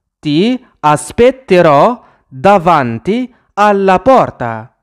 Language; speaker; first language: Italian; non-native, fluent; Arabic